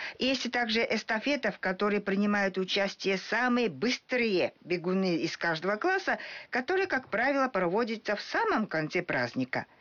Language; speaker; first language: Russian; non-native, fluent; Japanese